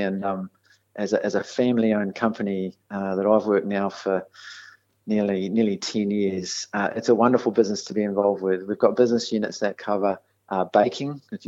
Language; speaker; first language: English; native; English